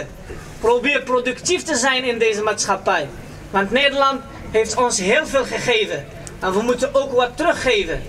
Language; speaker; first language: Dutch; non-native, fluent; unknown